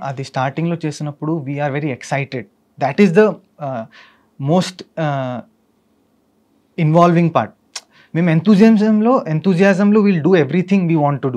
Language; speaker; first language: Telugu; non-native, fluent; Malayalam